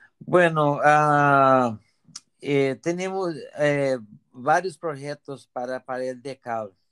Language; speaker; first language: Spanish; non-native, learner; Portuguese